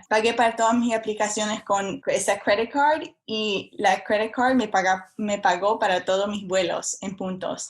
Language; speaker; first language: Spanish; early bilingual, heritage; Spanish